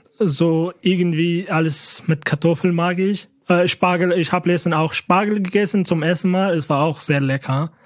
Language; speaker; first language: German; non-native, fluent; Kurdish